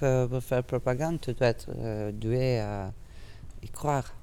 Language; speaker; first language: French; non-native, fluent; Italian